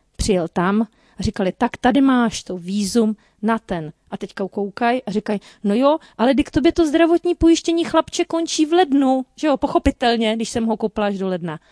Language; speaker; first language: Czech; native; Czech